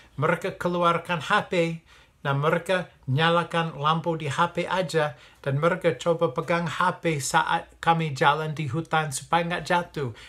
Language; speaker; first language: Indonesian; non-native, fluent; English